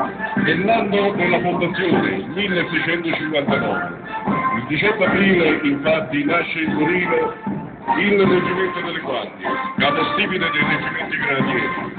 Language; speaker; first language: Italian; native; Italian